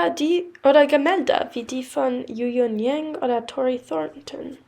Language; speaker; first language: German; non-native, learner; English